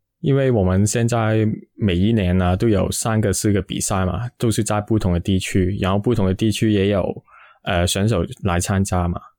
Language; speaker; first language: Chinese; non-native, local second language; Cantonese